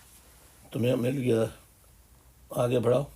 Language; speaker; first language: Urdu; native; Urdu